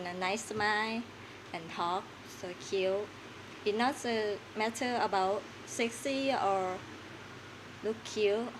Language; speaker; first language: English; non-native, learner; Thai